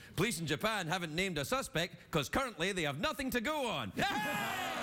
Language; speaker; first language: English; native; English